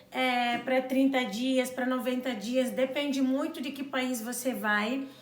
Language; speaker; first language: Portuguese; non-native, local second language; Kabuverdianu